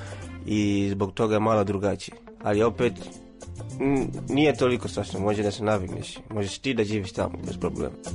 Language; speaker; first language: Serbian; non-native, fluent; Swahili